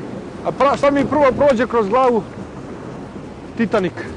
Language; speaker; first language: Serbian; native; Serbian